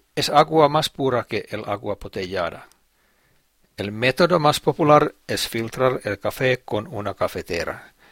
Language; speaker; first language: Spanish; non-native, fluent; Finnish